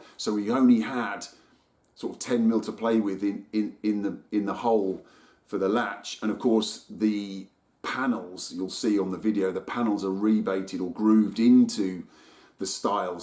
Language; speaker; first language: English; native; English